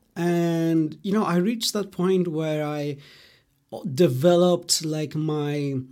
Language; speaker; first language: English; non-native, fluent; Greek